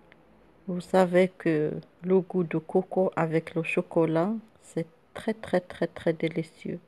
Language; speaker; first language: French; non-native, local second language; Arabic